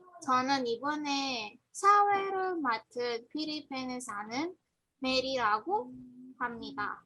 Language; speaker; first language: Korean; non-native, learner; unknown